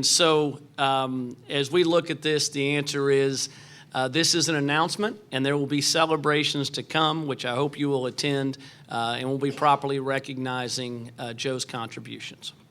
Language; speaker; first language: English; native; English